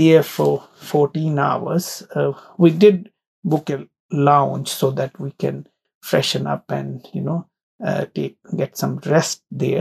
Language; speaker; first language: English; non-native, local second language; Punjabi